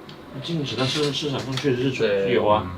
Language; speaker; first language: Chinese; native; Chinese